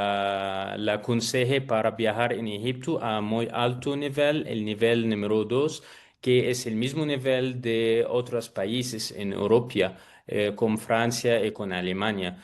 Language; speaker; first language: Spanish; non-native, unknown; Arabic